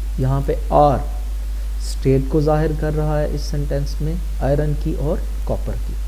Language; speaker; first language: Urdu; non-native, local second language; Saraiki